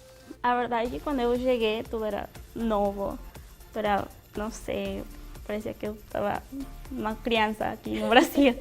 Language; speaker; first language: Portuguese; non-native, fluent; Spanish